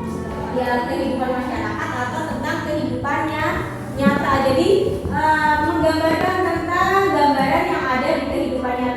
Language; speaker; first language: Indonesian; native; Indonesian